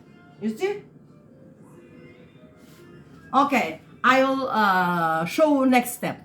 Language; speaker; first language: English; non-native, learner; Russian